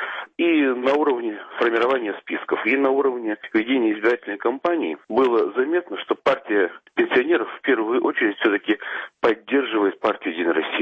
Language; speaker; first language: Russian; native; Russian